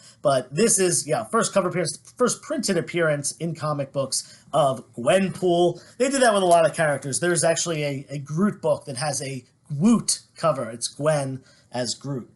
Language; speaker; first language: English; native; English